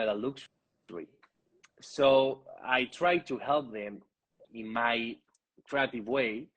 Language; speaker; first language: English; non-native, learner; Spanish